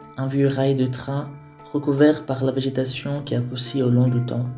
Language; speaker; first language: French; non-native, fluent; Portuguese